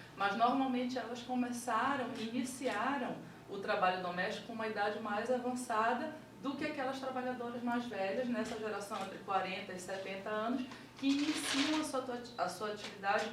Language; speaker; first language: Portuguese; native; Portuguese